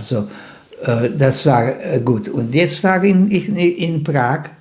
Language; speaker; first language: German; non-native, fluent; Slovak